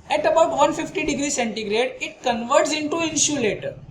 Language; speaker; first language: English; non-native, local second language; Gujarati